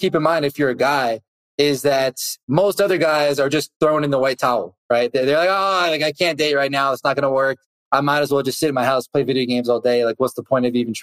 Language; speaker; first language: English; native; English